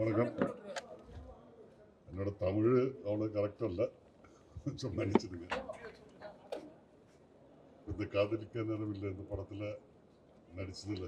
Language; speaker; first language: Tamil; non-native, learner; Malayalam